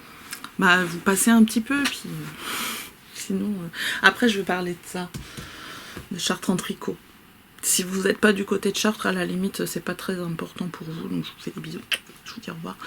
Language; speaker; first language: French; native; French